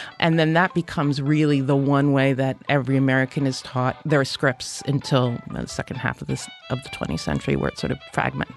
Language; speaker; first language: English; native; English